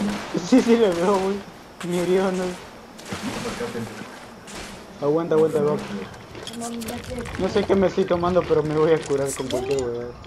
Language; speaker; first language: Spanish; native; Spanish